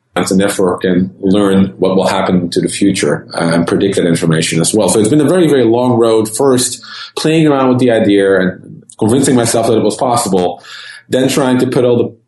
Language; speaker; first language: English; non-native, fluent; Dutch